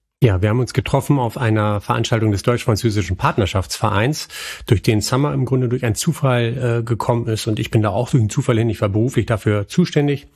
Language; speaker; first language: German; native; German